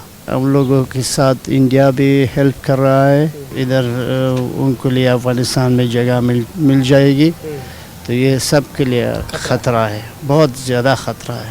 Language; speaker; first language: Hindi; non-native, learner; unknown